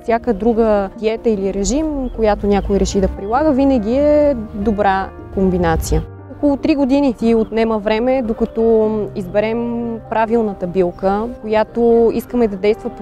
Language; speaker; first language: Bulgarian; native; Bulgarian